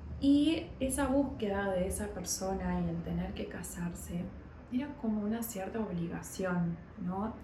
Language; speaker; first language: Spanish; early bilingual, heritage; Spanish